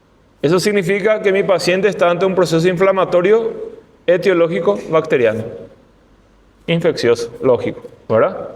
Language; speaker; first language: Spanish; non-native, fluent; Portuguese